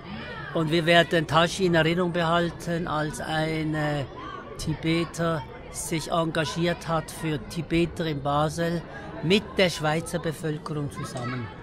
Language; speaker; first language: German; early bilingual, other home language; Tibetan